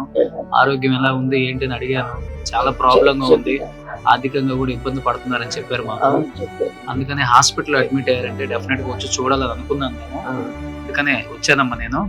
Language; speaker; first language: Telugu; native; Telugu